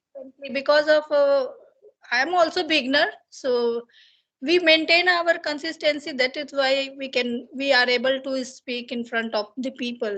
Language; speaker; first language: English; non-native, learner; Hindi